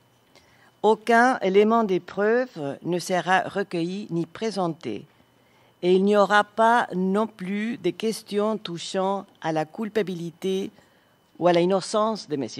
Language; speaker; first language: French; non-native, fluent; Spanish